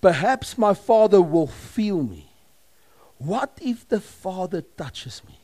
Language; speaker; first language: English; non-native, local second language; Afrikaans